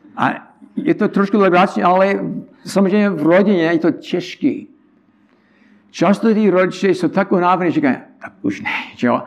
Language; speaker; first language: Czech; non-native, learner; English